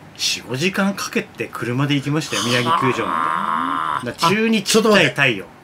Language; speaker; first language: Japanese; native; Japanese